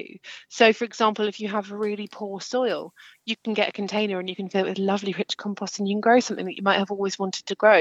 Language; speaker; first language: English; native; English